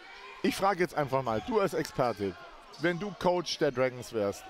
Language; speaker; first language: German; native; German